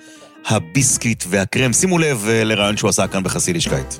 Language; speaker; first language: Hebrew; native; Hebrew